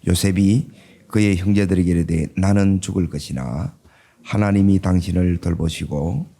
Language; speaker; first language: Korean; native; Korean